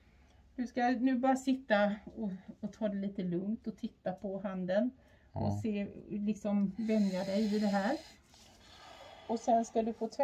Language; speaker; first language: Swedish; native; Swedish